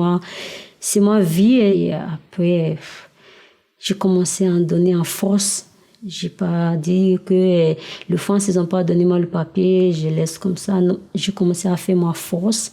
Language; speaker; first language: French; non-native, learner; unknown